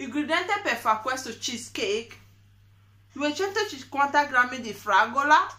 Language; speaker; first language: Italian; non-native, learner; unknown